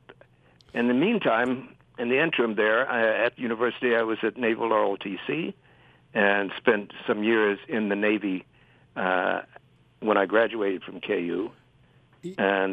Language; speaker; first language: English; native; English